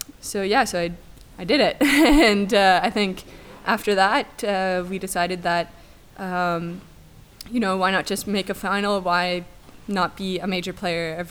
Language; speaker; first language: English; native; English